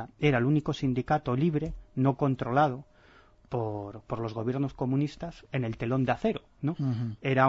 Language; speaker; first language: Spanish; native; Spanish